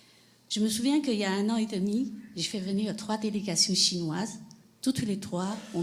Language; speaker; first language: French; non-native, fluent; Chinese